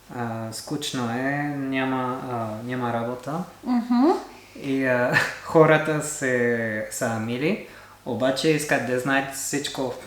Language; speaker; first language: Bulgarian; non-native, learner; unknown